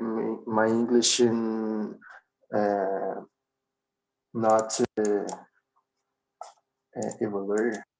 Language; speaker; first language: English; non-native, learner; Portuguese